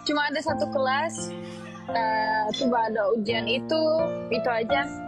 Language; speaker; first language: Indonesian; non-native, fluent; Turkish